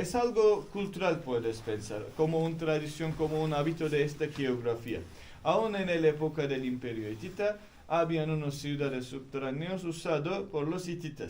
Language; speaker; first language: Spanish; non-native, fluent; Turkish